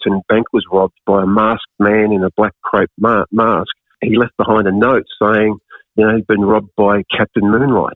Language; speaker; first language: English; native; English